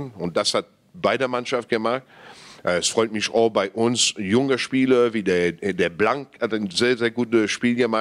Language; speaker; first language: German; non-native, fluent; English